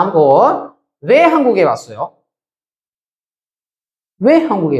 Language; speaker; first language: Korean; non-native, fluent; Sinhala